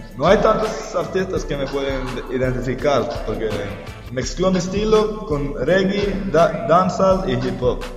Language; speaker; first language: Spanish; non-native, learner; Norwegian